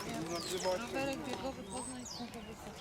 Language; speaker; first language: Polish; non-native, learner; Russian